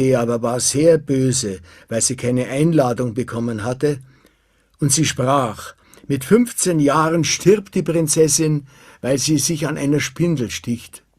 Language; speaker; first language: German; non-native, learner; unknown